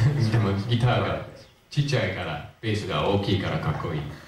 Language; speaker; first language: Japanese; non-native, fluent; English